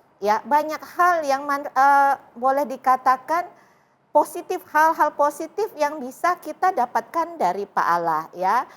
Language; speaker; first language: Indonesian; native; Indonesian